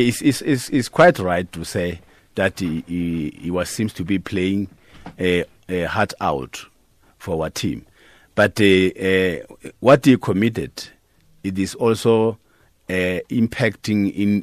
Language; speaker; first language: English; non-native, local second language; Northern Sotho